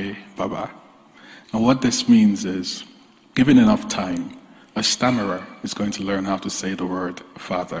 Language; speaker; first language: English; non-native, local second language; Yoruba